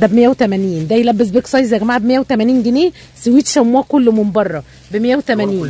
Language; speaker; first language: Arabic; native; Arabic